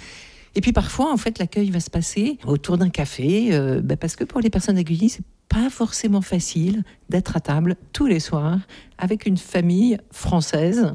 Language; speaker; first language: French; native; French